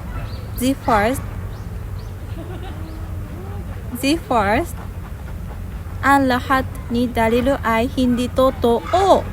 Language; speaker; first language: Filipino; non-native, learner; Japanese